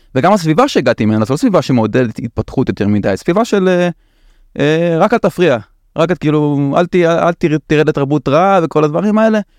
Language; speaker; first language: Hebrew; native; Hebrew